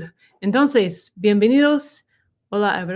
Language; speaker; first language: Spanish; non-native, learner; English